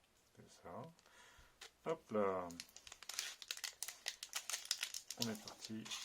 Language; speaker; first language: French; native; French